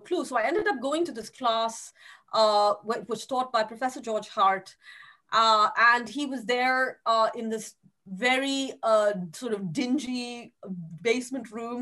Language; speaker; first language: English; non-native, local second language; Tamil